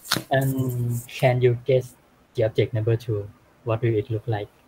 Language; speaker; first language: English; non-native, fluent; Thai